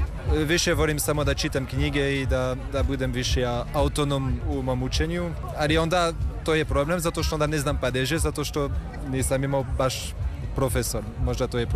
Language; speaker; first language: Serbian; non-native, fluent; French